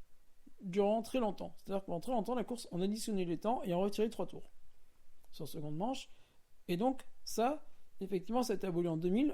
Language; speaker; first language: French; native; French